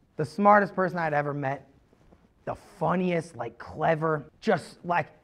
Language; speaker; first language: English; native; English